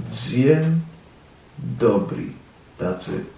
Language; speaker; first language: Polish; non-native, learner; English